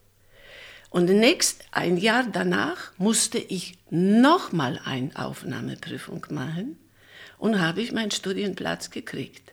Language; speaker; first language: German; non-native, fluent; Polish